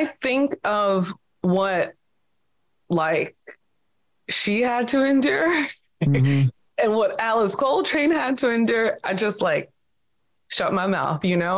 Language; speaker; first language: English; native; English